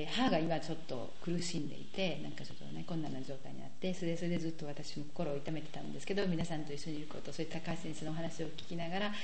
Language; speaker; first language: Japanese; native; Japanese